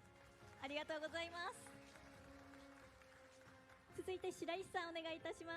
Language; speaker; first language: Japanese; native; Japanese